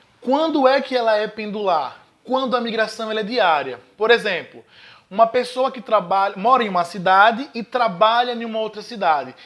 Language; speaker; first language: Portuguese; native; Portuguese